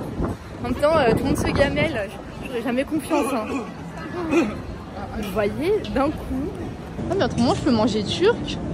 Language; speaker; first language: French; native; French